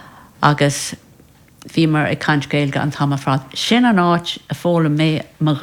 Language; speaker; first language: Irish; non-native, local second language; English